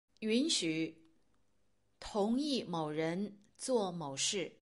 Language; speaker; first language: Chinese; non-native, learner; Russian